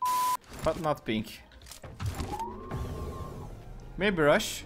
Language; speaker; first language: English; non-native, learner; Turkish